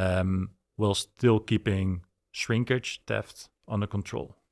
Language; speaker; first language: English; non-native, fluent; Dutch